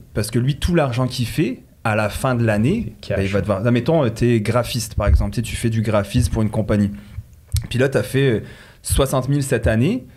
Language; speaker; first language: French; native; French